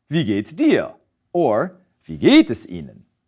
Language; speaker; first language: German; non-native, fluent; English